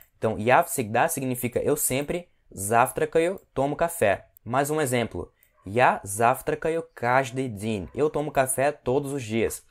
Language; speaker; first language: Portuguese; native; Portuguese